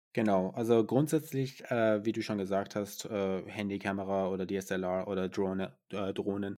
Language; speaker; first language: German; non-native, fluent; Persian